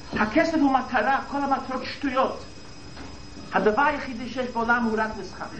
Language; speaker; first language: Hebrew; non-native, fluent; English